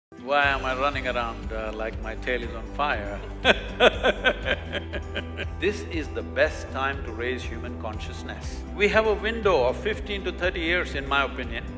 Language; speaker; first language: English; non-native, local second language; Kannada